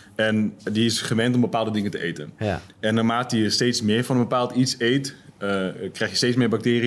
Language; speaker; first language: Dutch; native; Dutch